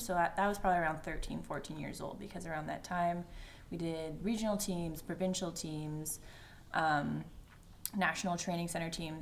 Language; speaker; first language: English; native; English